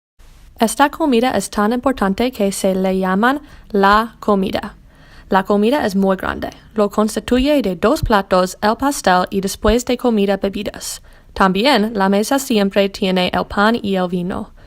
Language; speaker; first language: Spanish; non-native, learner; English